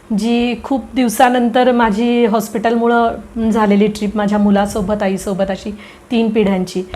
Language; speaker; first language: Marathi; native; Marathi